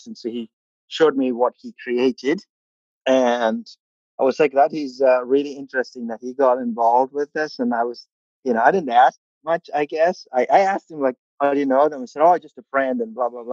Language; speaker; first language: English; non-native, local second language; Malayalam